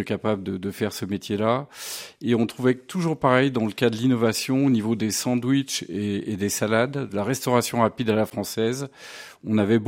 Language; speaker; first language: French; native; French